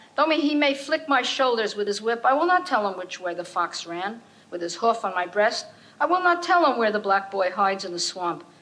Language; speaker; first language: English; native; English